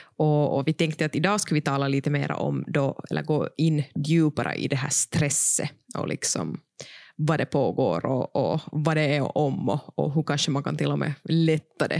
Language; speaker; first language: Swedish; non-native, local second language; Finnish